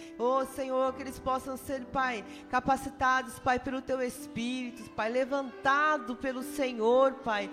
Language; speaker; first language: Portuguese; native; Portuguese